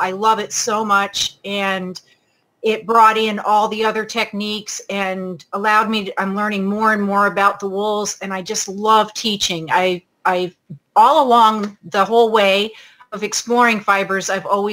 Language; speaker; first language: English; native; English